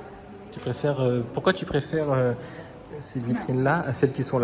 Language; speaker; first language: French; native; French